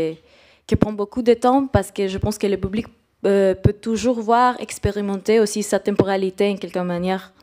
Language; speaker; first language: French; non-native, fluent; Spanish